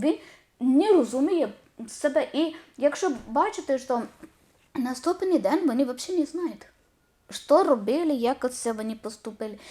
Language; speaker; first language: Ukrainian; non-native, learner; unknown